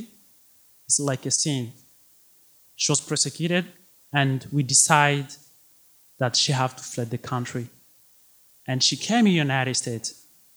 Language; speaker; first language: English; non-native, fluent; Rundi